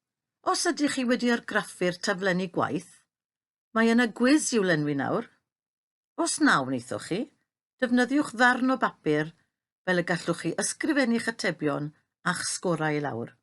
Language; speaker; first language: Welsh; native; Welsh